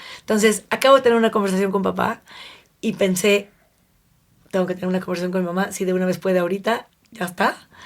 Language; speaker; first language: Spanish; native; Spanish